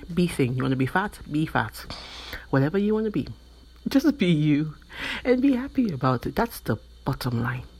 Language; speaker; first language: English; non-native, local second language; Yoruba